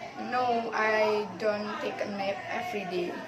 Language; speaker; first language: English; non-native, learner; Indonesian